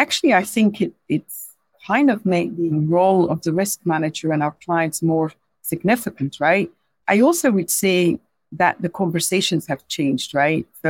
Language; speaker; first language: English; non-native, fluent; Dutch